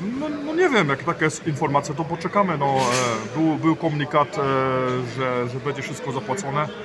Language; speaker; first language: Polish; early bilingual, heritage; Polish